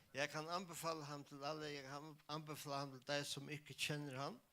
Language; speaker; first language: Danish; non-native, local second language; Faroese